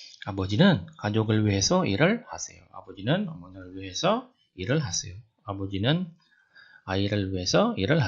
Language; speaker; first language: Korean; non-native, fluent; Indonesian